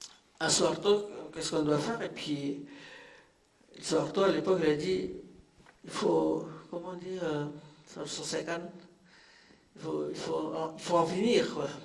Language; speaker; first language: French; non-native, fluent; Indonesian